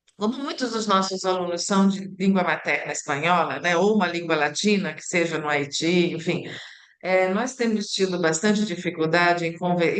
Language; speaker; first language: Portuguese; early bilingual, other home language; Italian